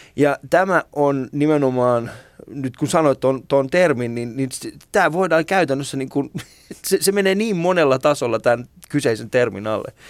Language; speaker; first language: Finnish; early bilingual, other home language; Persian